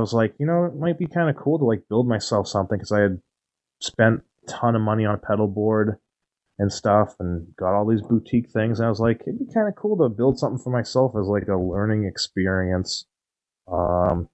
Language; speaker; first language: English; native; English